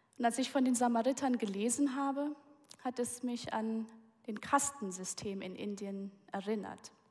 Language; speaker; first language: German; early bilingual, heritage; German